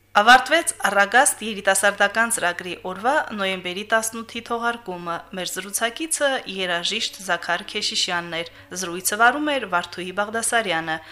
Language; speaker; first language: Armenian; native; Armenian